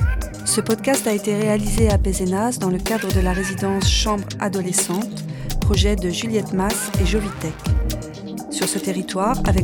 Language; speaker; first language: French; native; French